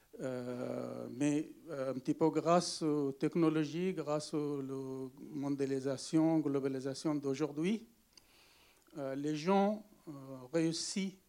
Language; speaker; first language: French; non-native, learner; Arabic